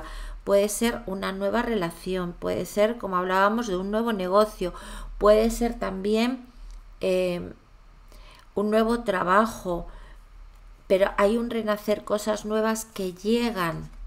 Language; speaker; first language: Spanish; native; Spanish